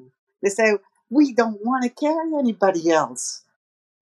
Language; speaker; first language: English; non-native, fluent; Italian